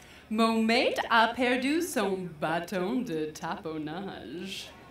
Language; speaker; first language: French; non-native, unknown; English